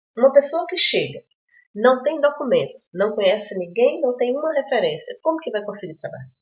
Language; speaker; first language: Portuguese; native; Portuguese